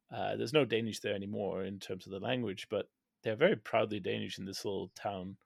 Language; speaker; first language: English; non-native, fluent; Danish